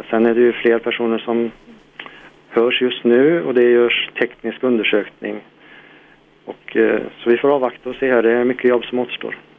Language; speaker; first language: Swedish; native; Swedish